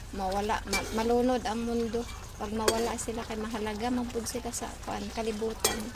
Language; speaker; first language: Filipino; non-native, local second language; Hiligaynon